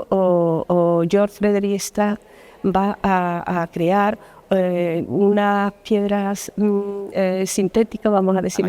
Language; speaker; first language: Spanish; native; Spanish